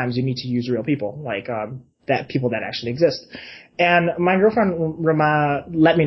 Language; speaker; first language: English; native; English